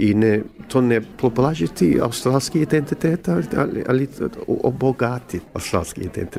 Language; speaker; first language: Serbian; early bilingual, heritage; English